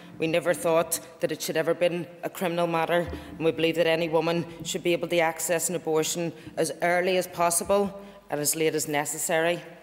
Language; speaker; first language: English; native; English